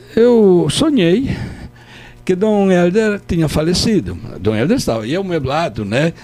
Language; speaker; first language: Portuguese; non-native, fluent; Italian